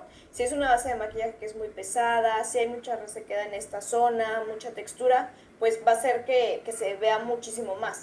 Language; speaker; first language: Spanish; native; Spanish